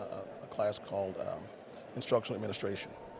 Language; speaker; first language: English; native; English